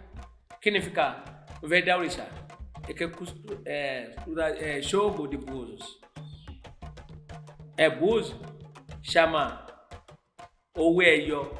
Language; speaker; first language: Portuguese; non-native, learner; Yoruba